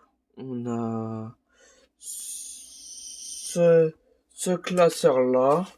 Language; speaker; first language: French; native; French